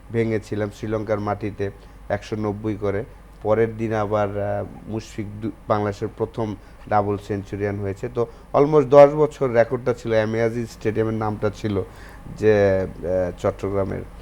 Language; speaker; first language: Bangla; native; Bangla